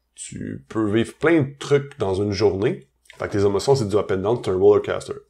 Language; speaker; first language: French; native; French